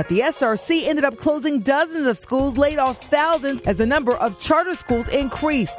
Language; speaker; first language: English; native; English